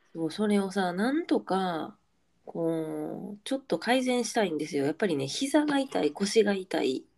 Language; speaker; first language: Japanese; native; Japanese